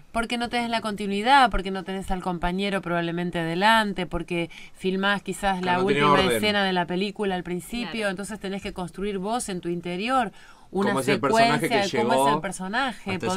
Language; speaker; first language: Spanish; native; Spanish